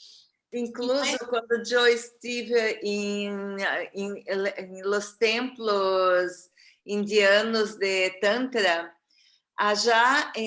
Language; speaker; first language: Spanish; non-native, fluent; Portuguese